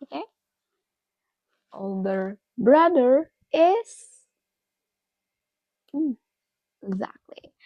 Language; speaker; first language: English; non-native, fluent; Indonesian